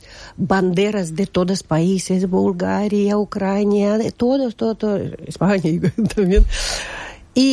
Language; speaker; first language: Spanish; non-native, fluent; Russian